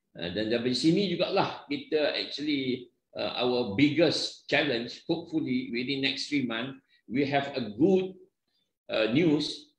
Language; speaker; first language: English; non-native, local second language; Malay